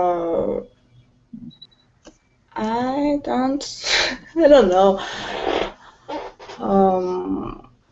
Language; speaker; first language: English; non-native, learner; Romanian